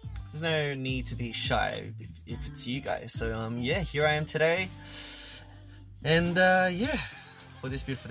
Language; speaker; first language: English; early bilingual, other home language; Korean